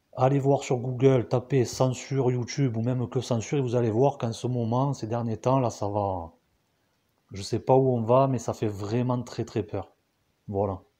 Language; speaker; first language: French; native; French